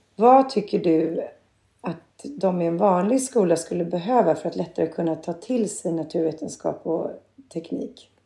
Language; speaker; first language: Swedish; native; Swedish